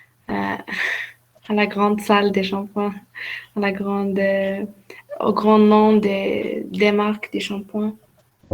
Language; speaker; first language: French; non-native, learner; Arabic